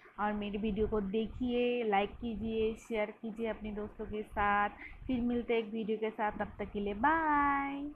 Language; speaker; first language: Hindi; non-native, local second language; Bangla